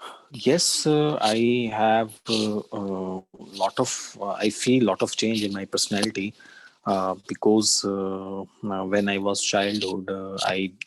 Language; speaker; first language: English; non-native, learner; Urdu